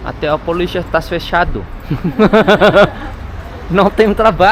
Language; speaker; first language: Portuguese; non-native, learner; Indonesian